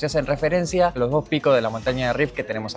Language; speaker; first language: Spanish; native; Spanish